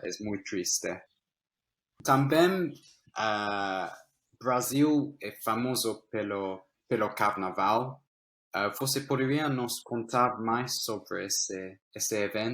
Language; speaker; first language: Portuguese; non-native, fluent; English